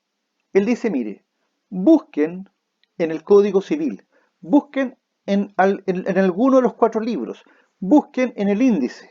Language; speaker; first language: Spanish; native; Spanish